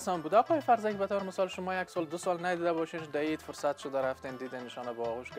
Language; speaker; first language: Persian; native; Persian